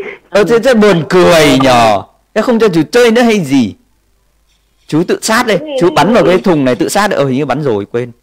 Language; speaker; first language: Vietnamese; native; Vietnamese